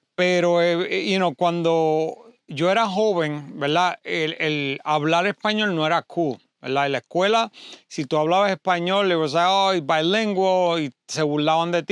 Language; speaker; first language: Spanish; early bilingual, heritage; Spanish